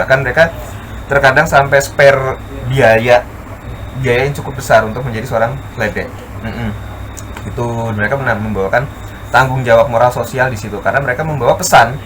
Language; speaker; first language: Indonesian; native; Indonesian